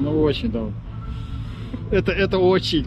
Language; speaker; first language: Russian; native; Russian